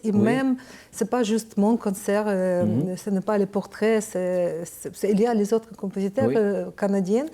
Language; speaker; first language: French; non-native, learner; Ukrainian